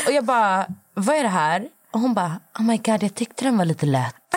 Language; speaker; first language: Swedish; native; Swedish